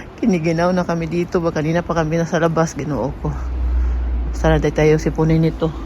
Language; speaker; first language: Filipino; non-native, local second language; Cebuano